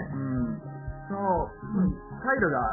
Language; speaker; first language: Japanese; non-native, learner; Italian